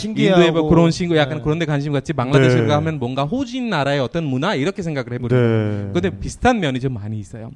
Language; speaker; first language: Korean; non-native, fluent; Bangla